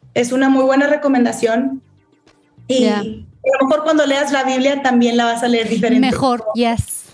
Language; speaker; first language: Spanish; native; Spanish